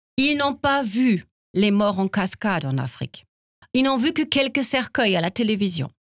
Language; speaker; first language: French; non-native, fluent; German